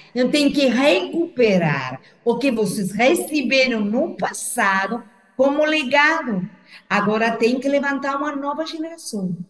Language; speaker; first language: Portuguese; non-native, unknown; Spanish